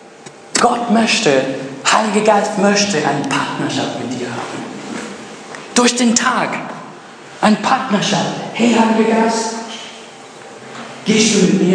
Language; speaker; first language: German; early bilingual, other home language; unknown